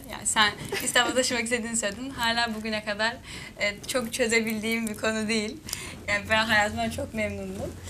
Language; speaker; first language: Turkish; native; Turkish